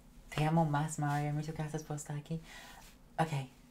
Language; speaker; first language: Spanish; non-native, learner; English